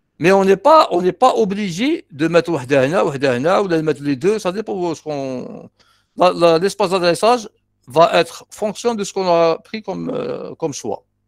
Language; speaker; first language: French; non-native, local second language; Arabic